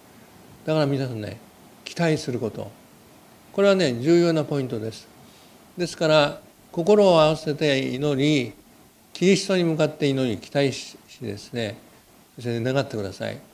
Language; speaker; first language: Japanese; native; Japanese